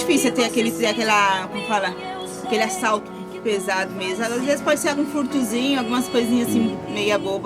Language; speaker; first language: Portuguese; native; Portuguese